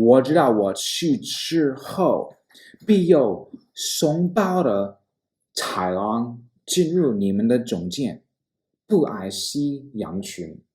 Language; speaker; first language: Chinese; non-native, fluent; English